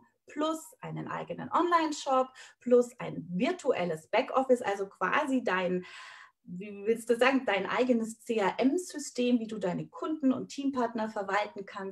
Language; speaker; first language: German; native; German